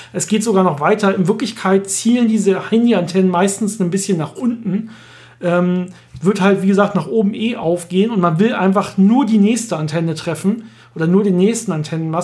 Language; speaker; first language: German; native; German